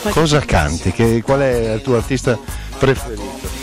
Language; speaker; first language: Italian; native; Italian